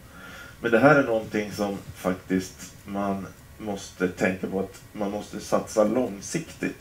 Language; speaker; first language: Swedish; native; Swedish